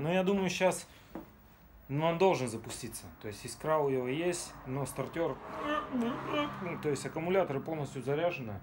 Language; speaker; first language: Russian; native; Russian